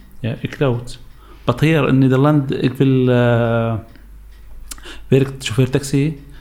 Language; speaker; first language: Dutch; non-native, learner; Arabic